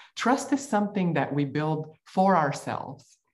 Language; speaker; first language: English; non-native, fluent; Bulgarian